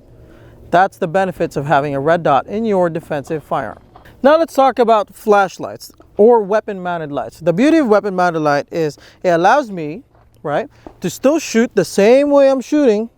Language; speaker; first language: English; native; English